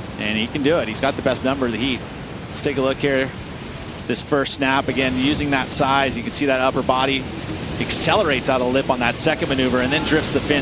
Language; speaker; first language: English; native; English